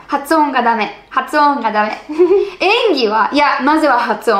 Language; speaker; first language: Japanese; non-native, fluent; Icelandic